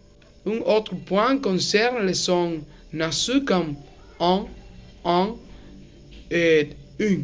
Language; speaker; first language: French; non-native, learner; Spanish